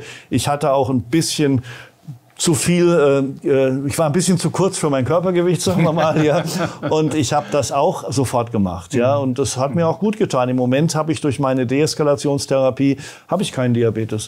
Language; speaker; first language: German; native; German